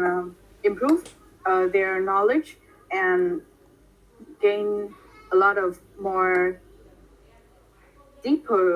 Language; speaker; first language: English; non-native, fluent; Vietnamese